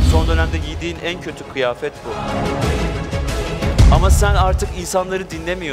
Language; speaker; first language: Turkish; native; Turkish